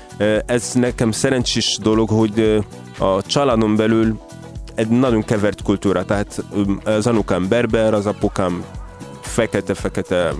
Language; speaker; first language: Hungarian; non-native, learner; Arabic